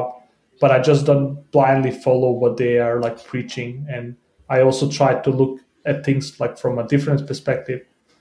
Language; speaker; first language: English; non-native, fluent; Bosnian